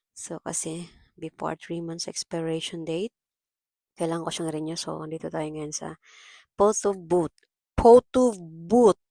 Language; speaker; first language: Filipino; non-native, local second language; Cebuano